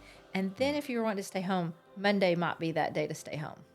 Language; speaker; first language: English; native; English